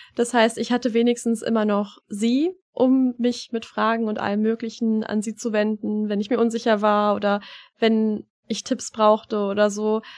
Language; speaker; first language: German; early bilingual, other home language; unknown